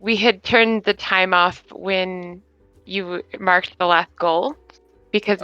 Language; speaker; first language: English; native; English